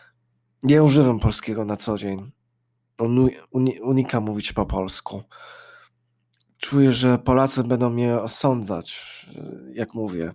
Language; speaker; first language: Polish; early bilingual, heritage; English